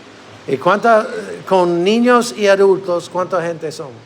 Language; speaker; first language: Spanish; non-native, learner; English